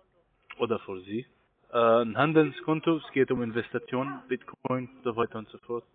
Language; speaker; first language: German; non-native, fluent; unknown